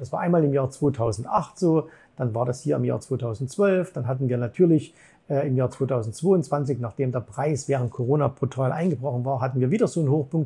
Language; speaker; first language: German; native; German